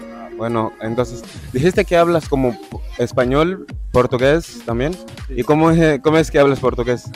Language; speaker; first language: Spanish; non-native, local second language; Portuguese